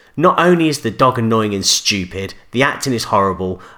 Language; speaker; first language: English; native; English